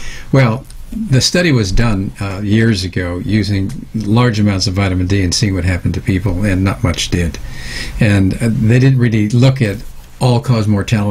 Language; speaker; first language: English; native; English